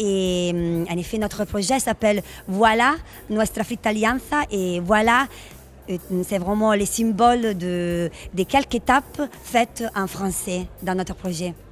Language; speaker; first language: French; non-native, fluent; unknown